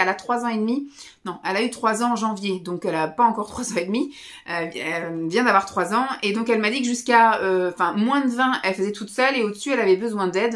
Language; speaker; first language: French; native; French